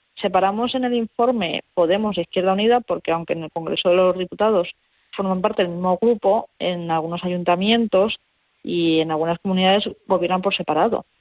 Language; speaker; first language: Spanish; native; Spanish